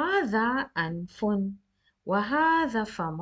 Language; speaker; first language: Arabic; non-native, fluent; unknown